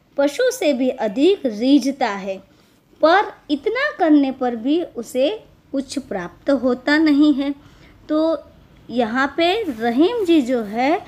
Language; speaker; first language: Hindi; non-native, local second language; Gujarati